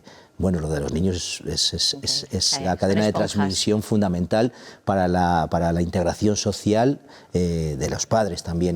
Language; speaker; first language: Spanish; native; Spanish